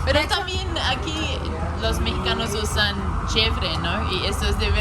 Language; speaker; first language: Spanish; non-native, learner; English